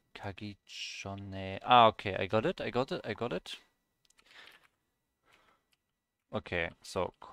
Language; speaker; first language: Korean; non-native, learner; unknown